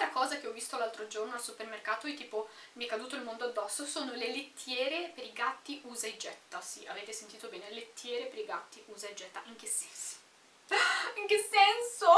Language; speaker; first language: Italian; native; Italian